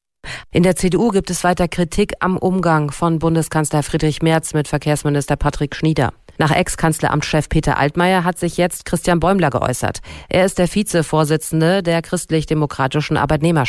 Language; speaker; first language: German; native; German